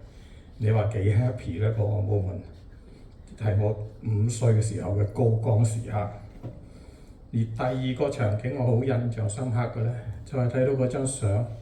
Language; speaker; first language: Cantonese; native; Cantonese